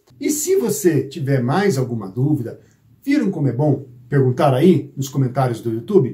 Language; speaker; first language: Portuguese; native; Portuguese